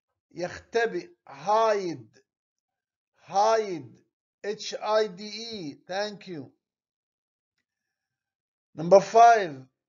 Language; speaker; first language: English; non-native, fluent; Arabic